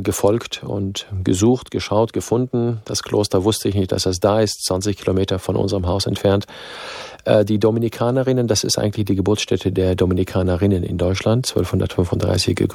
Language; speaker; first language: German; non-native, fluent; Arabic